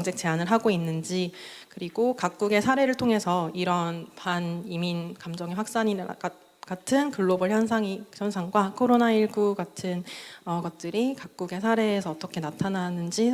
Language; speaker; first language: Korean; native; Korean